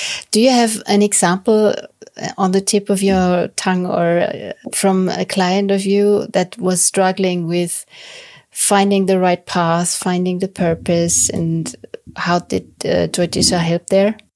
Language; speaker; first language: English; non-native, fluent; German